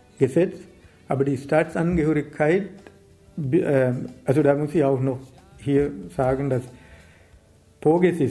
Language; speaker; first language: German; non-native, learner; Sinhala